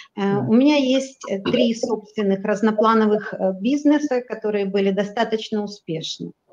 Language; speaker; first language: Russian; native; Russian